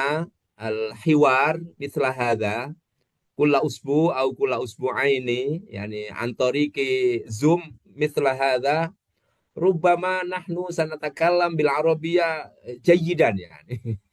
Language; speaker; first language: Arabic; non-native, fluent; Indonesian